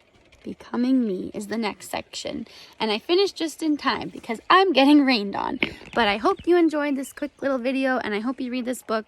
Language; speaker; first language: English; native; English